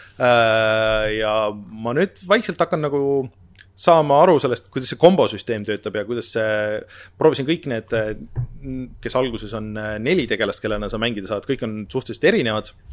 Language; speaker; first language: Estonian; native; Estonian